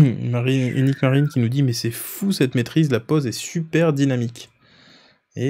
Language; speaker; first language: French; native; French